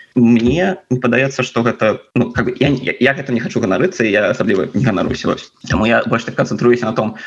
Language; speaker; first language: Belarusian; non-native, local second language; Russian